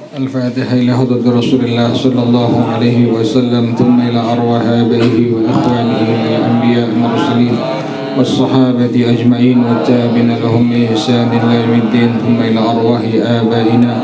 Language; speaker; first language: Arabic; non-native, fluent; Indonesian